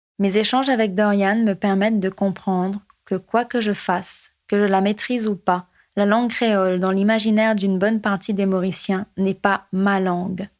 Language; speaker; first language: French; non-native, local second language; Morisyen